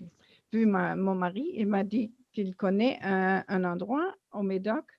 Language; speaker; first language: French; non-native, fluent; German